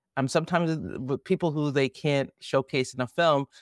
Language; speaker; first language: English; native; English